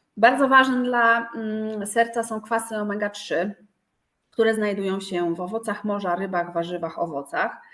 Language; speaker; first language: Polish; native; Polish